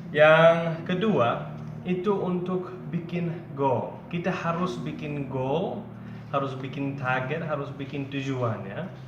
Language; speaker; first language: Indonesian; non-native, fluent; English